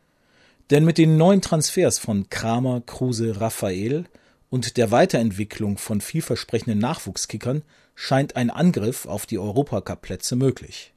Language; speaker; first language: German; native; German